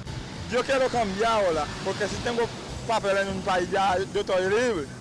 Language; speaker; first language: Spanish; non-native, learner; Haitian Creole